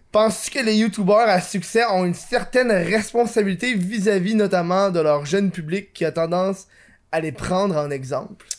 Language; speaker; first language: French; native; French